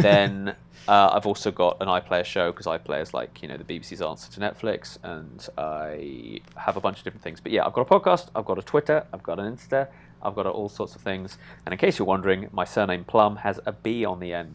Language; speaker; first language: English; native; English